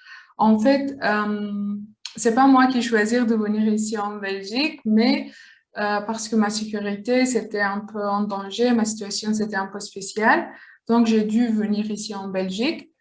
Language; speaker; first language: French; non-native, learner; Kurdish